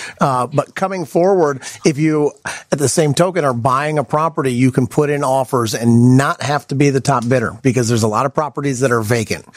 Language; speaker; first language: English; native; English